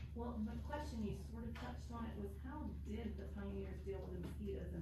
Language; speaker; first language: English; native; English